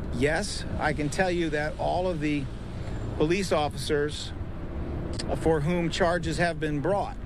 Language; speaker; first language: English; native; English